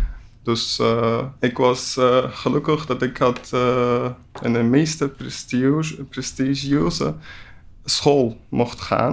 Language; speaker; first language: Dutch; non-native, learner; Persian